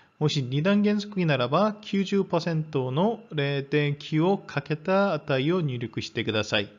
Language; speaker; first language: Japanese; non-native, fluent; Korean